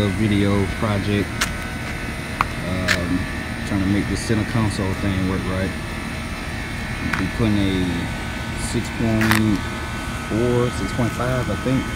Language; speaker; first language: English; native; English